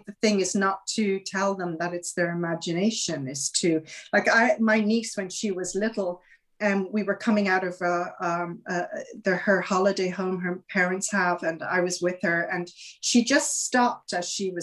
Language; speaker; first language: English; native; English